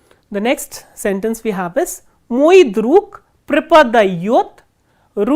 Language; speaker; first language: Russian; non-native, fluent; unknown